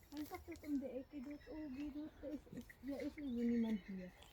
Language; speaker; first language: German; early bilingual, other home language; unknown